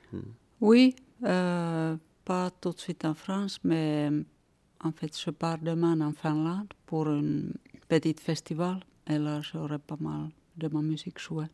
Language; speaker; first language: French; non-native, fluent; Finnish